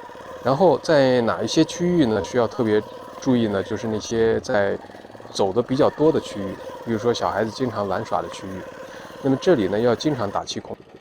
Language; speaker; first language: Chinese; native; Chinese